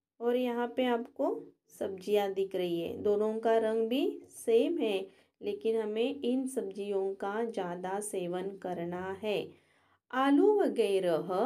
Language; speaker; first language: Hindi; non-native, local second language; Marathi